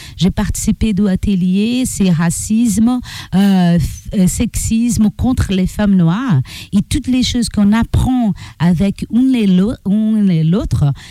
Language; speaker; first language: French; non-native, learner; Portuguese